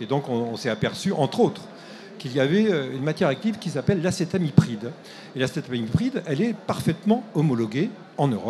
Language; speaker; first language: French; native; French